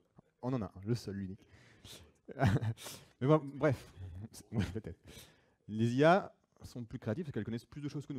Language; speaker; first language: French; native; French